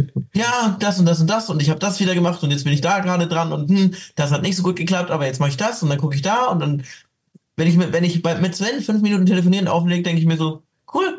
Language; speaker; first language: German; native; German